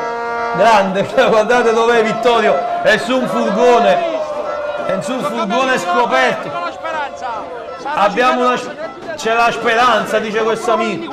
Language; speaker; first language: Italian; native; Italian